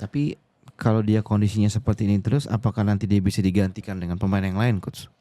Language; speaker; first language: Indonesian; native; Indonesian